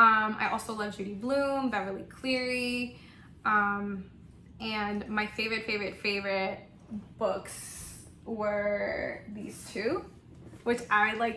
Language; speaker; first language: English; non-native, local second language; Spanish